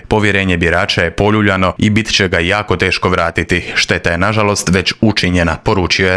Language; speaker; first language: Croatian; native; Croatian